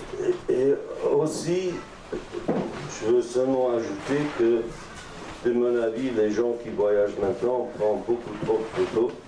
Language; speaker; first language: French; non-native, fluent; English